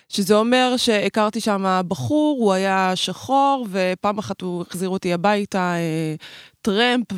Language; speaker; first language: Hebrew; native; Hebrew